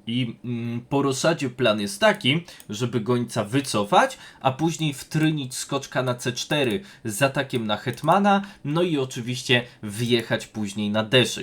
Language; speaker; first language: Polish; native; Polish